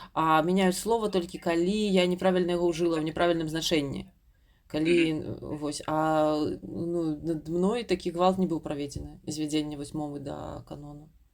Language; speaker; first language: Belarusian; non-native, local second language; Russian